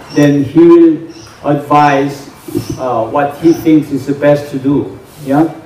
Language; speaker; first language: English; non-native, fluent; Korean